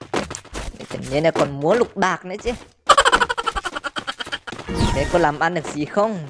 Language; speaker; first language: Vietnamese; native; Vietnamese